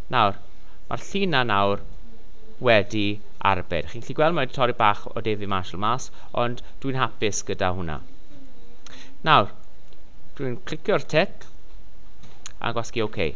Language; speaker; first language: Welsh; non-native, local second language; English